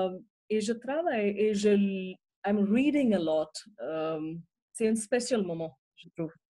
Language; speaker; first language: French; non-native, fluent; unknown